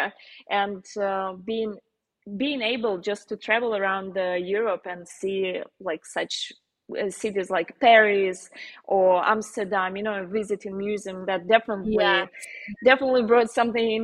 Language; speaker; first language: English; non-native, fluent; Russian